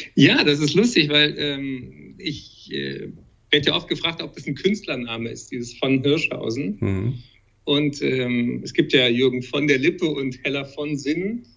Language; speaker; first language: German; native; German